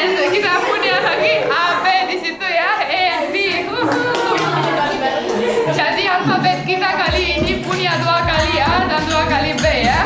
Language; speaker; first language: Indonesian; non-native, fluent; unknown